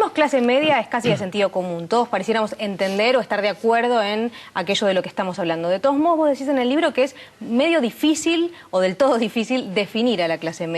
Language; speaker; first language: Spanish; native; Spanish